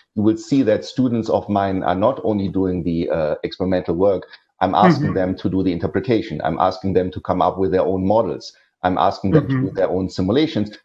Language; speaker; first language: English; non-native, fluent; German